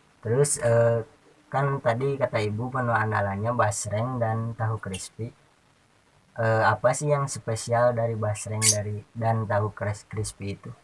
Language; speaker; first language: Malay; non-native, local second language; Sundanese